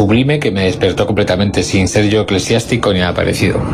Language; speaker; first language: Spanish; native; Spanish